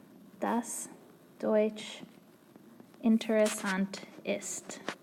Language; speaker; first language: German; non-native, fluent; English